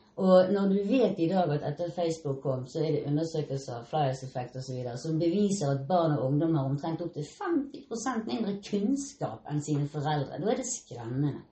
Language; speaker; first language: Norwegian; native; Norwegian